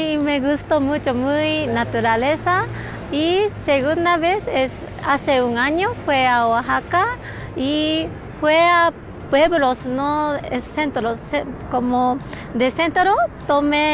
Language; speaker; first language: Spanish; non-native, learner; Japanese